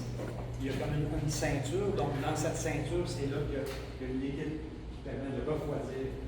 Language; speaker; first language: French; native; French